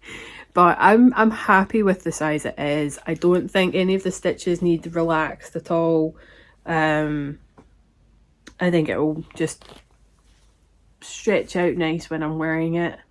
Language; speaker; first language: English; native; English